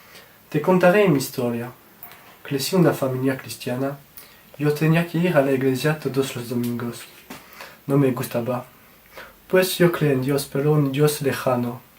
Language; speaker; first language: Spanish; non-native, learner; French